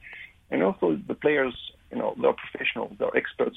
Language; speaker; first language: English; non-native, fluent; French